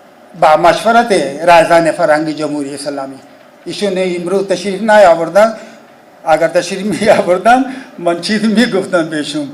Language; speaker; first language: Persian; non-native, fluent; Urdu